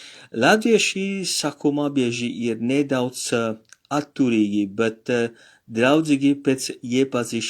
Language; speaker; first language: Latvian; non-native, learner; Morisyen